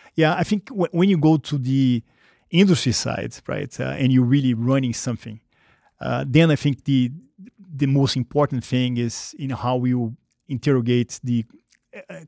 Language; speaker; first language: English; non-native, fluent; Portuguese